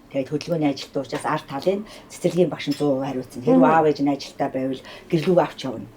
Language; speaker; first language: Mongolian; native; Mongolian